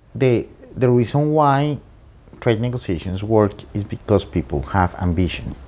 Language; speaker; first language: English; non-native, fluent; Spanish